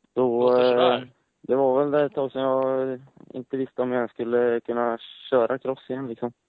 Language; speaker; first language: Swedish; native; Swedish